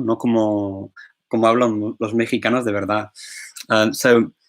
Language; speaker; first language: Spanish; non-native, fluent; English